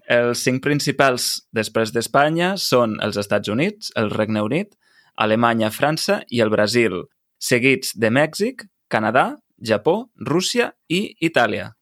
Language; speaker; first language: Catalan; native; Catalan